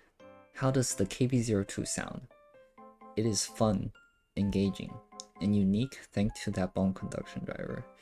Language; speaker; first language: English; non-native, fluent; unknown